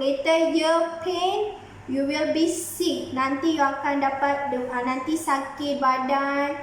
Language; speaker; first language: English; non-native, learner; Malay